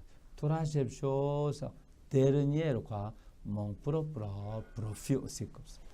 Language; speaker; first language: French; non-native, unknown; Korean